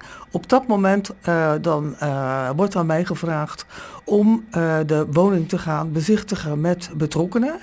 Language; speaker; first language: Dutch; native; Dutch